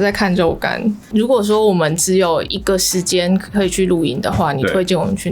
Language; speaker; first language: Chinese; native; Chinese